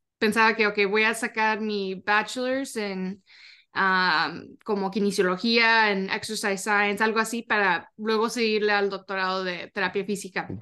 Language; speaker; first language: Spanish; early bilingual, heritage; Spanish